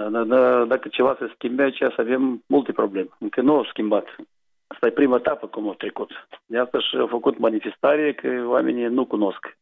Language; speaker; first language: Romanian; non-native, local second language; Gagauz